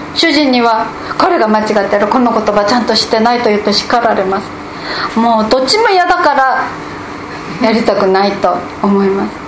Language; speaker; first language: Japanese; non-native, fluent; Korean